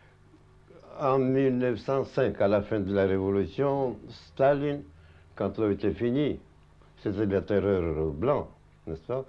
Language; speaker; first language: French; non-native, fluent; Russian